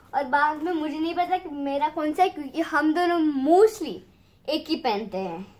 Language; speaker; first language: Hindi; non-native, local second language; Gujarati